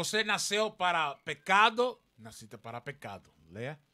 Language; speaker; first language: Portuguese; non-native, learner; Spanish